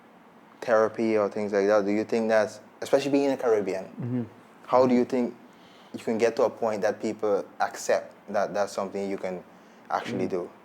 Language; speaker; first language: English; non-native, fluent; Dutch